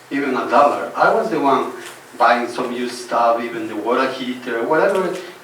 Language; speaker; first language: English; non-native, fluent; Spanish